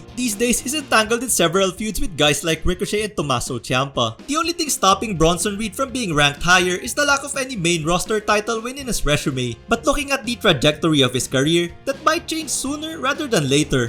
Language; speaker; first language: English; native; English